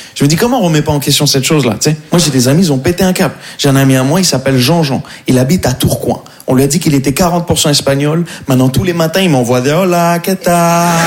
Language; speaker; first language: French; non-native, local second language; Arabic